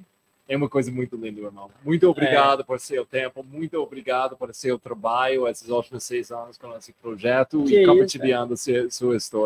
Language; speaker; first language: Portuguese; non-native, fluent; English